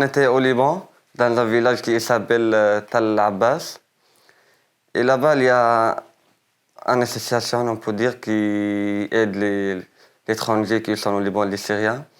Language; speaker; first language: French; non-native, learner; Arabic